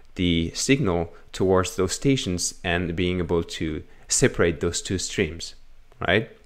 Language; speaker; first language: English; non-native, fluent; French